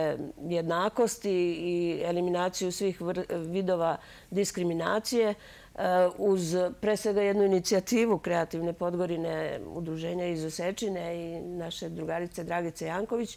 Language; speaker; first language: Serbian; native; Serbian